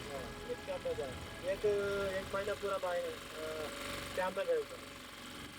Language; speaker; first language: Hindi; non-native, local second language; Malayalam